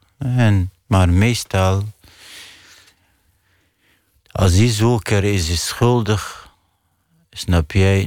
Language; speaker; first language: Dutch; non-native, fluent; Arabic